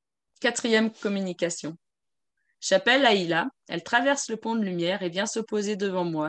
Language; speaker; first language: French; native; French